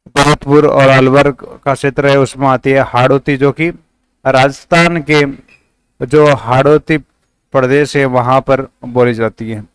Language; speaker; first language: Hindi; native; Hindi